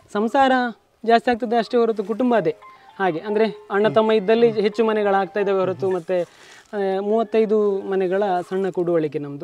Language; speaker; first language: Kannada; non-native, local second language; Marathi